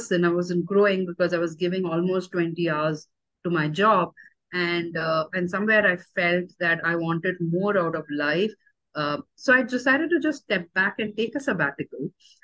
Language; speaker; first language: English; non-native, local second language; Tamil